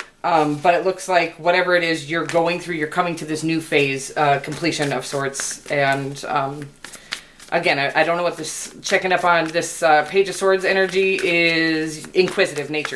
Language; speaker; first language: English; native; English